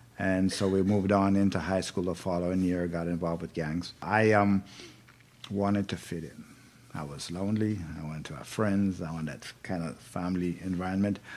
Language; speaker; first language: English; native; English